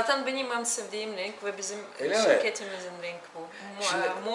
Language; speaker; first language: Turkish; non-native, learner; Russian